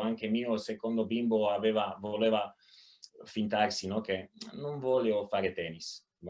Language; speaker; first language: Italian; non-native, fluent; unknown